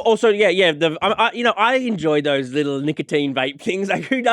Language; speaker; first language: English; native; English